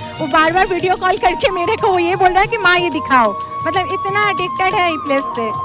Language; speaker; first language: Hindi; non-native, local second language; Bangla